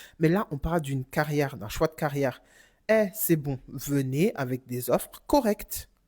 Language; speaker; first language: French; non-native, fluent; German